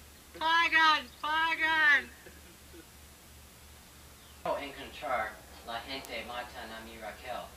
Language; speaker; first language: Spanish; non-native, learner; English